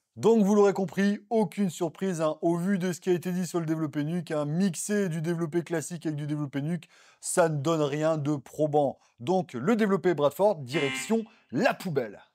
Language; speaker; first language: French; native; French